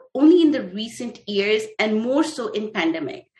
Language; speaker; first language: English; non-native, local second language; Hindi